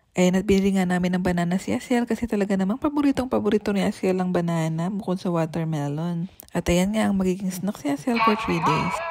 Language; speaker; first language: Filipino; native; Filipino